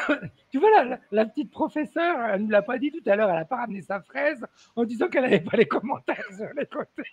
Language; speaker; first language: French; native; French